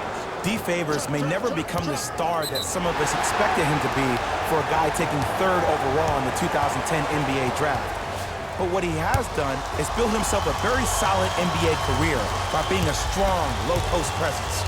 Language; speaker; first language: English; native; English